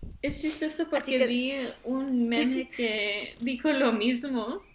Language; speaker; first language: Spanish; early bilingual, heritage; Spanish